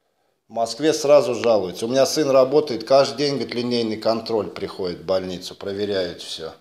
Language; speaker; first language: Russian; native; Russian